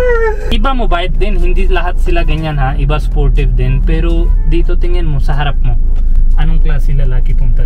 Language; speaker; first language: Filipino; non-native, learner; Punjabi